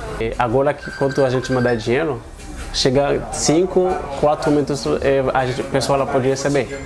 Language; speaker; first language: Portuguese; non-native, learner; Haitian Creole